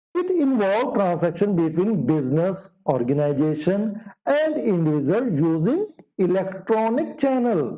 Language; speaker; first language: English; non-native, local second language; Punjabi